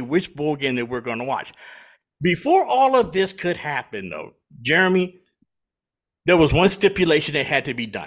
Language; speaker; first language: English; native; English